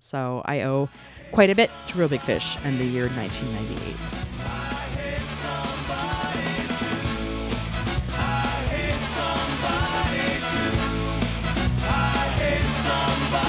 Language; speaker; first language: English; native; English